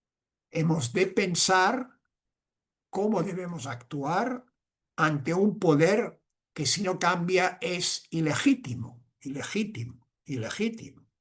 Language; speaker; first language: Spanish; non-native, local second language; Catalan